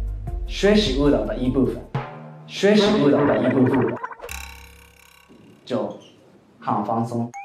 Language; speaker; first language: Chinese; non-native, fluent; Japanese